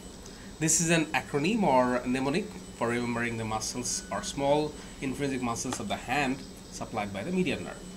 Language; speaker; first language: English; non-native, local second language; Bangla